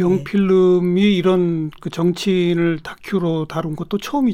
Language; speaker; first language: Korean; native; Korean